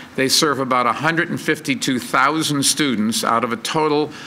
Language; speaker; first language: English; native; English